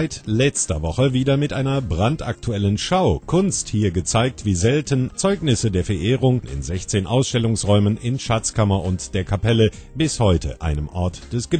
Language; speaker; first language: German; native; German